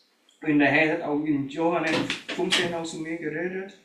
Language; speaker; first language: German; non-native, learner; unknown